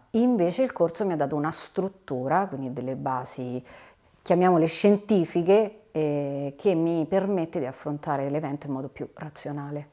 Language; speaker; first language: Italian; native; Italian